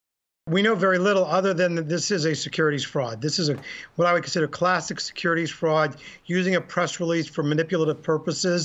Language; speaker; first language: English; native; English